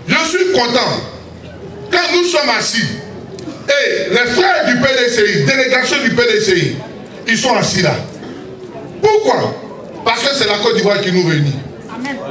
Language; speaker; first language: French; native; French